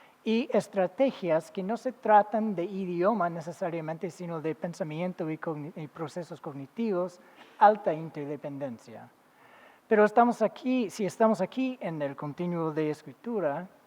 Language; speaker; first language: Spanish; non-native, fluent; English